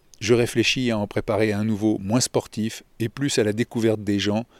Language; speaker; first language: French; native; French